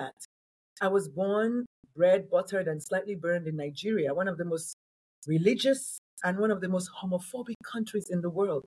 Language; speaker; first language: English; non-native, local second language; Igbo